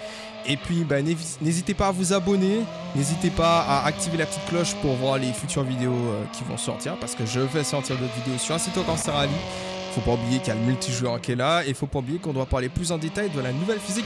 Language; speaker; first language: French; native; French